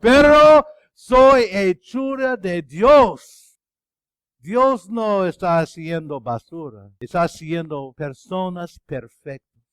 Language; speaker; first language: Spanish; non-native, fluent; English